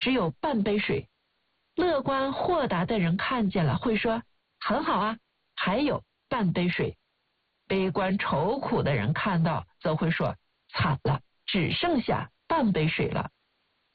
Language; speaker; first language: Chinese; native; Chinese